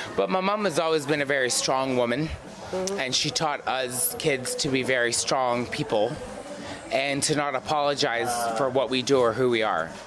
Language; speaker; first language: English; native; English